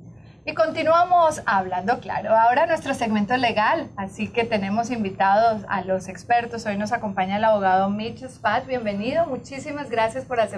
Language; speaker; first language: Spanish; native; Spanish